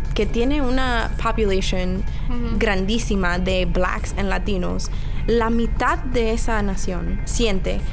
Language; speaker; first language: Spanish; early bilingual, heritage; Spanish